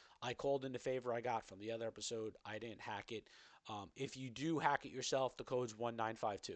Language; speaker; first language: English; native; English